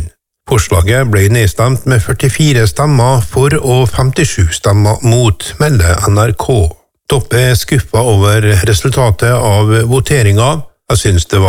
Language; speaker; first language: Norwegian; native; Norwegian